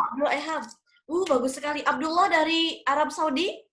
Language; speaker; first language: Indonesian; native; Indonesian